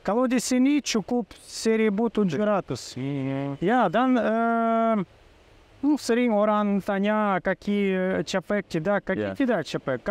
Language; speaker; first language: Indonesian; non-native, learner; Russian